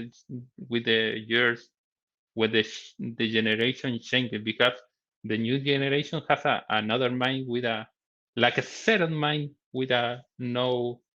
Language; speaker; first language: English; non-native, learner; Spanish